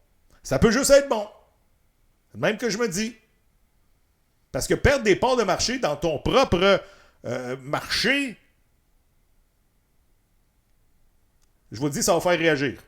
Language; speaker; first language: French; native; French